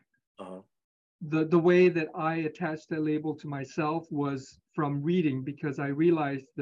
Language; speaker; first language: English; native; English